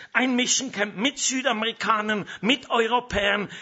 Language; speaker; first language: German; native; German